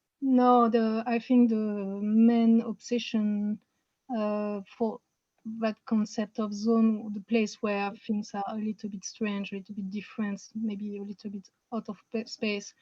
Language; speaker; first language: English; non-native, fluent; French